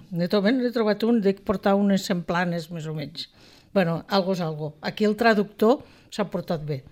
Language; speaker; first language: Catalan; native; Catalan